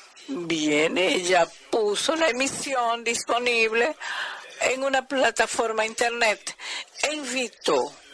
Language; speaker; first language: Spanish; non-native, fluent; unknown